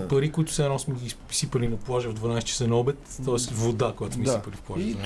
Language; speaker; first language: Bulgarian; native; Bulgarian